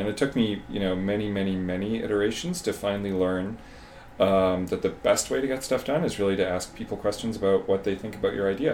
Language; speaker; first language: English; native; English